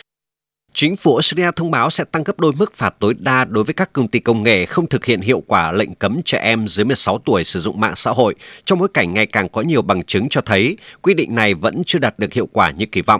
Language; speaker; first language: Vietnamese; native; Vietnamese